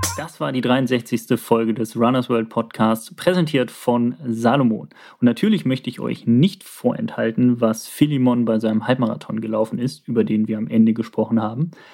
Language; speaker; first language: German; native; German